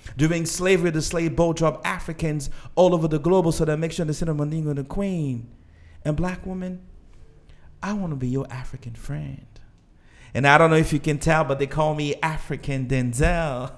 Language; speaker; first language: English; non-native, fluent; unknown